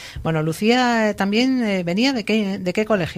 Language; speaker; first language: Spanish; native; Spanish